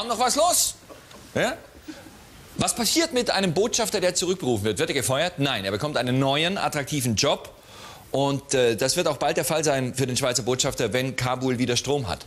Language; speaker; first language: German; native; German